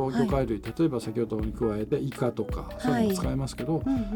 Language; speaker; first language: Japanese; native; Japanese